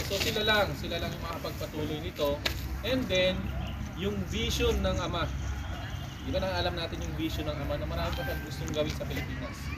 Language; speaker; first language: Filipino; native; Filipino